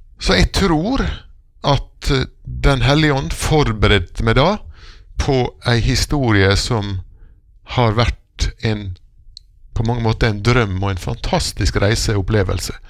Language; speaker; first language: Norwegian; native; Norwegian